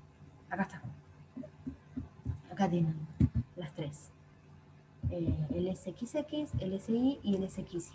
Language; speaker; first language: Spanish; native; Spanish